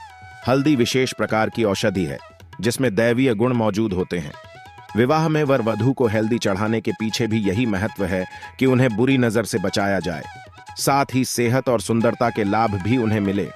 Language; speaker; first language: Hindi; native; Hindi